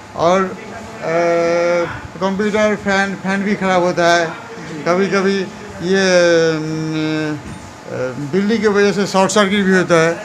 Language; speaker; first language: Hindi; non-native, local second language; Bangla